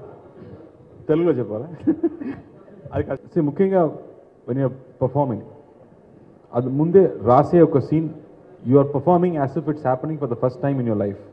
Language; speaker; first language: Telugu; non-native, learner; Tamil